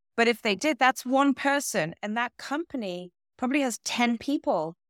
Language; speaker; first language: English; native; English